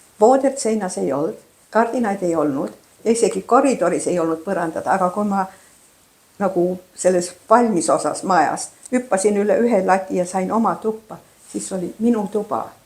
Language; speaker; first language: Estonian; early bilingual, heritage; Estonian